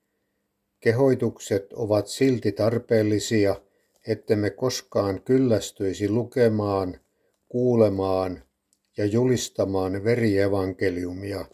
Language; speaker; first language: Finnish; native; Finnish